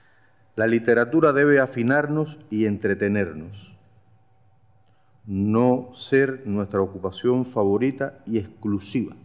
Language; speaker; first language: Spanish; native; Spanish